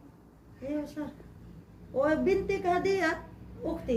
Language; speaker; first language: Arabic; non-native, learner; Indonesian